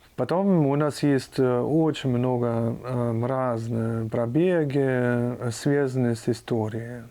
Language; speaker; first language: Russian; non-native, fluent; German